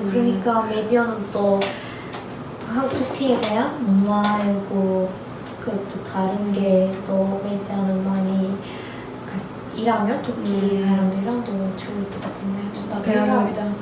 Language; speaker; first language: Korean; non-native, learner; Turkish